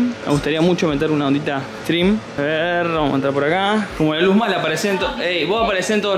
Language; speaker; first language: Spanish; native; Spanish